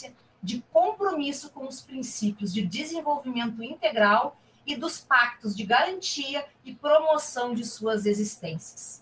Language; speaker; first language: Portuguese; native; Portuguese